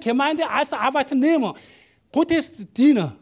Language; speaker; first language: German; non-native, learner; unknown